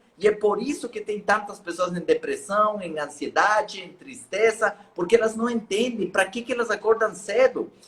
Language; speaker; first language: Portuguese; non-native, fluent; Spanish